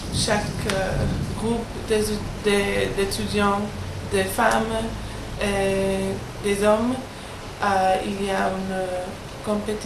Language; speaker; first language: French; non-native, learner; English